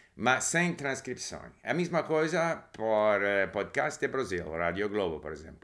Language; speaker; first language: Portuguese; non-native, learner; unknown